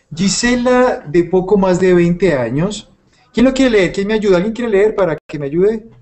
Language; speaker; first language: Spanish; native; Spanish